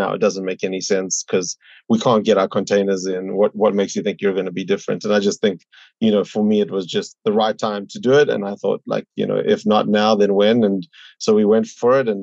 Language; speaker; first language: English; native; English